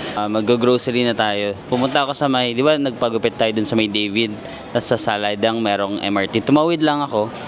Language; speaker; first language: Filipino; native; Filipino